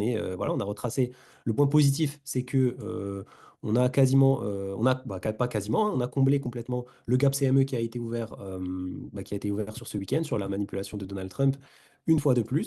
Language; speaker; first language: French; native; French